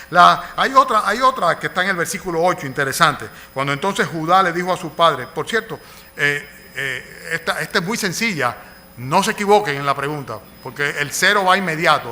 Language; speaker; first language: Spanish; native; Spanish